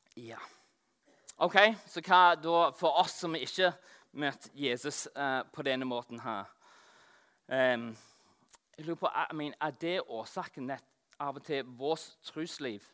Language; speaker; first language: Norwegian; non-native, fluent; English